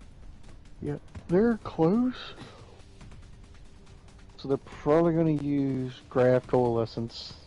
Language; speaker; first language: English; native; English